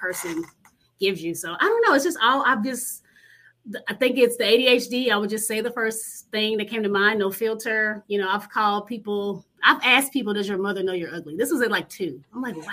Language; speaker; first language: English; native; English